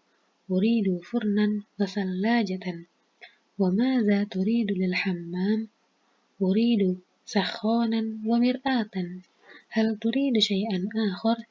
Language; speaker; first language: Arabic; non-native, fluent; Indonesian